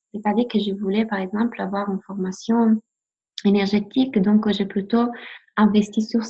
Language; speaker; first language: French; non-native, fluent; Italian